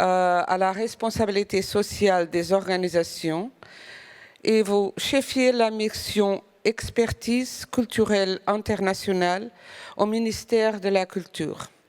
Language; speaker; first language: French; non-native, fluent; Portuguese